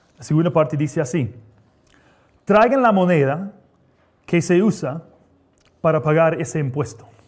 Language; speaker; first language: Spanish; non-native, fluent; English